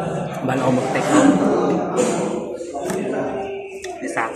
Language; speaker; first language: Filipino; native; Filipino